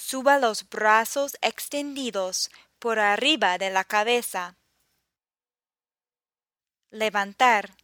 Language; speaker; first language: Spanish; non-native, fluent; English